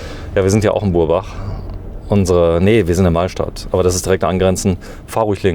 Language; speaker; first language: German; native; German